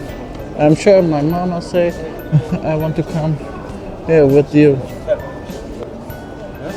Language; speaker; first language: English; non-native, learner; Turkish